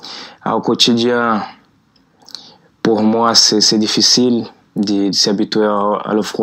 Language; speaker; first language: French; non-native, learner; Portuguese